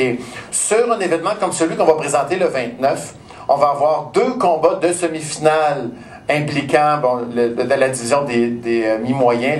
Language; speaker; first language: French; native; French